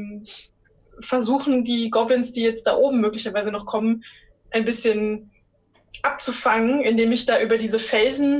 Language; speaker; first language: German; native; German